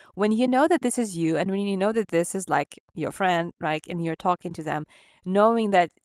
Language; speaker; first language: English; non-native, fluent; Ukrainian